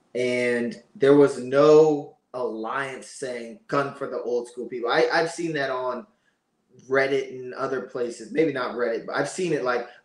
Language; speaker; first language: English; native; English